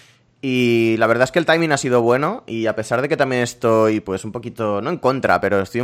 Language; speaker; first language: Spanish; native; Spanish